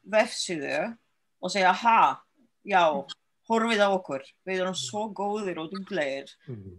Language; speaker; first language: Icelandic; early bilingual, other home language; French